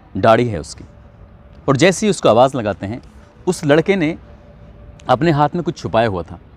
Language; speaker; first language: Hindi; native; Hindi